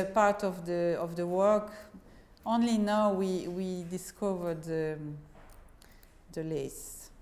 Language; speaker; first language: English; non-native, fluent; French